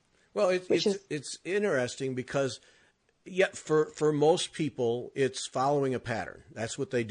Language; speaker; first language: English; native; English